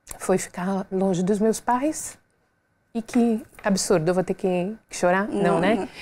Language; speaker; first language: Portuguese; native; Portuguese